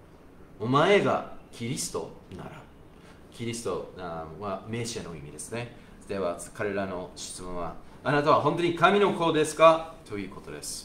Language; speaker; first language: Japanese; non-native, fluent; English